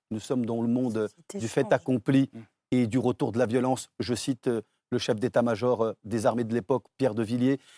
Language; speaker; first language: French; early bilingual, other home language; Portuguese